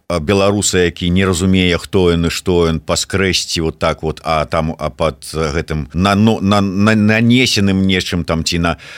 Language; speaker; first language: Belarusian; non-native, local second language; Russian